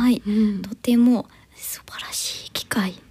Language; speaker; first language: Japanese; non-native, learner; English